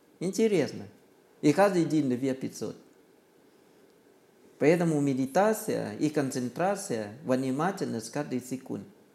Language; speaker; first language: Russian; non-native, learner; Thai